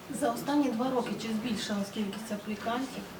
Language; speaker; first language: Ukrainian; native; Ukrainian